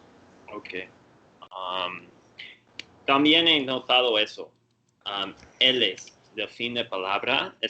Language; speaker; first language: Spanish; non-native, learner; English